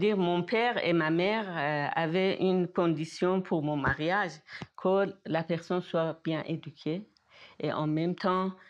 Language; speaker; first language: French; non-native, fluent; Persian